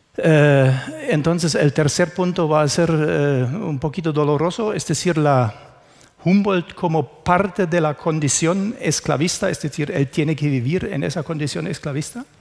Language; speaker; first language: Spanish; non-native, fluent; German